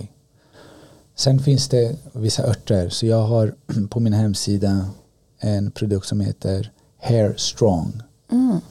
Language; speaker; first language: Swedish; early bilingual, other home language; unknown